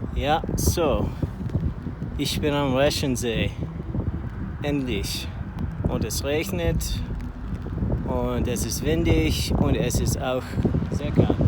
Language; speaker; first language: German; non-native, learner; English